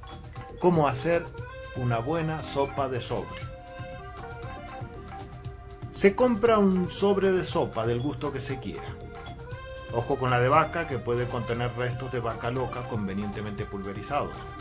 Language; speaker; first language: Spanish; native; Spanish